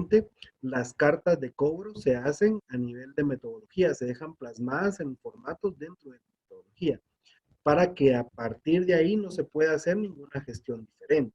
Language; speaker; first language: Spanish; native; Spanish